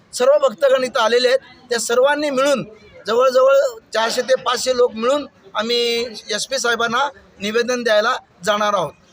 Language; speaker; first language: Marathi; native; Marathi